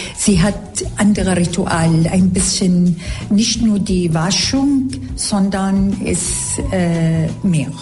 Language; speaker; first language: German; non-native, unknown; Arabic